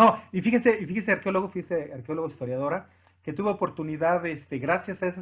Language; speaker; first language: Spanish; native; Spanish